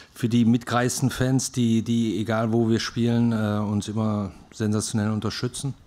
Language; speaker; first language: German; native; German